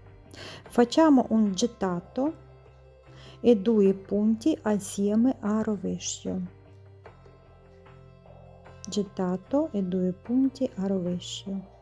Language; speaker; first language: Italian; non-native, learner; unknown